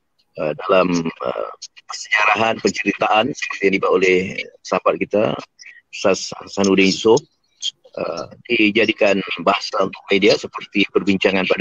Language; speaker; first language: Malay; native; Malay